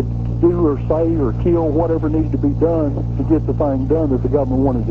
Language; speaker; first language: English; native; English